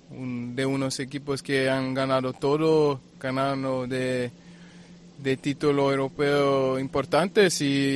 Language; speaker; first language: Spanish; non-native, fluent; German